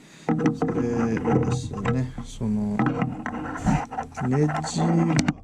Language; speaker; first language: Japanese; early bilingual, heritage; English